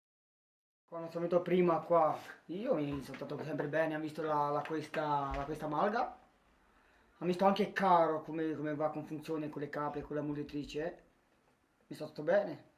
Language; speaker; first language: Italian; non-native, learner; Romanian